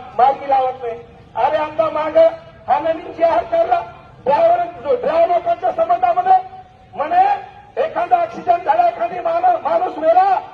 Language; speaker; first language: Marathi; non-native, local second language; Lambadi